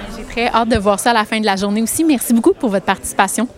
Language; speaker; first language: French; native; French